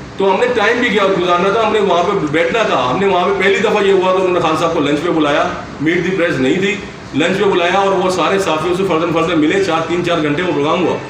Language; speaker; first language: Urdu; native; Urdu